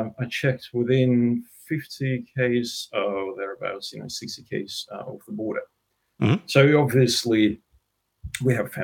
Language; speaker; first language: English; non-native, fluent; Russian